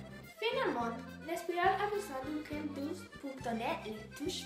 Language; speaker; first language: French; non-native, learner; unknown